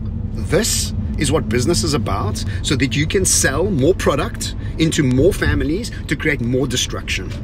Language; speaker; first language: English; native; English